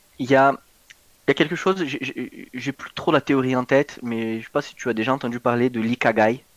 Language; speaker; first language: French; non-native, fluent; Portuguese